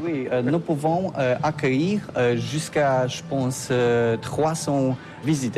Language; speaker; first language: French; non-native, learner; Polish